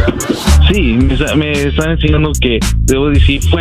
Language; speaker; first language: Spanish; non-native, learner; English